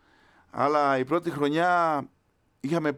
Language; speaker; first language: Greek; non-native, learner; Spanish